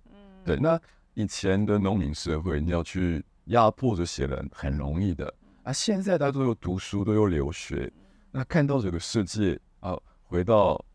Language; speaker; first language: Chinese; non-native, fluent; Hebrew